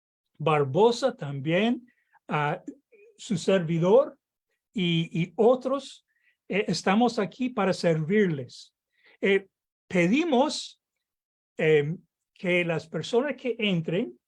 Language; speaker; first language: Spanish; non-native, fluent; English